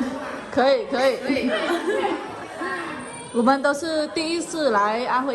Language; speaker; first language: Chinese; non-native, fluent; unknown